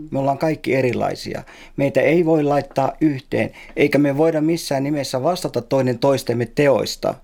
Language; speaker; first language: Finnish; native; Finnish